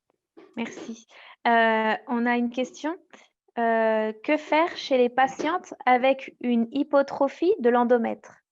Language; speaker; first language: French; native; French